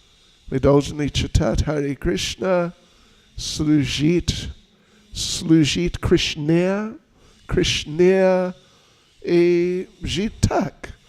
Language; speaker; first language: Russian; non-native, learner; English